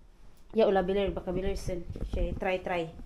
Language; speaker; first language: Turkish; non-native, learner; Filipino